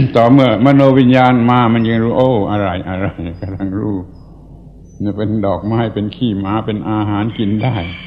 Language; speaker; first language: Thai; native; Thai